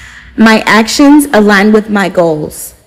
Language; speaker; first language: English; native; English